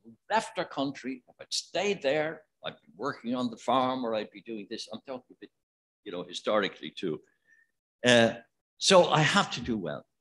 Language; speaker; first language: English; native; English